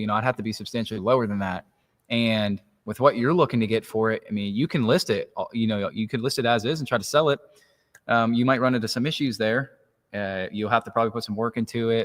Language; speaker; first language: English; native; English